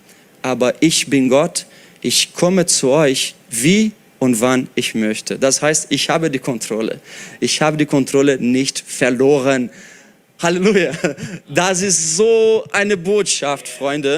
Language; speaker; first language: German; non-native, fluent; Portuguese